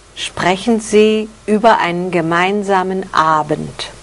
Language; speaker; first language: German; native; German